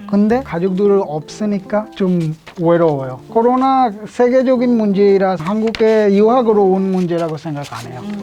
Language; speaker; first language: Korean; non-native, fluent; Bangla